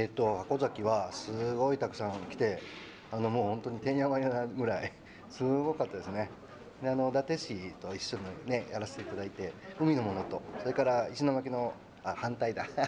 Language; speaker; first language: Japanese; native; Japanese